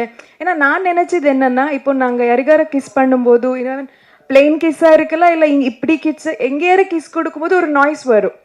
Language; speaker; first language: Tamil; non-native, learner; Kannada